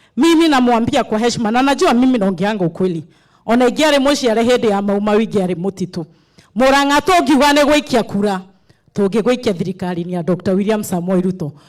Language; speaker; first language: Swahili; non-native, local second language; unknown